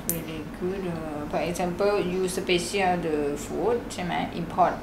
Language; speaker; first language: French; non-native, learner; Thai